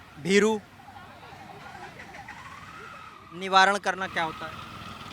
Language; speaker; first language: Hindi; native; Hindi